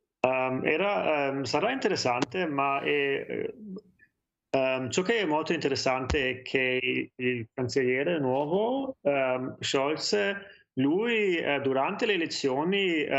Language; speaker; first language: Italian; non-native, learner; German